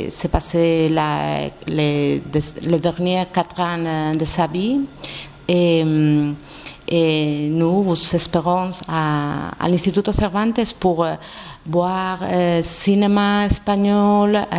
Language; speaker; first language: French; non-native, learner; Spanish